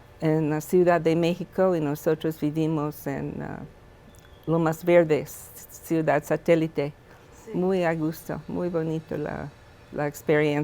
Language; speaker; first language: Spanish; non-native, fluent; English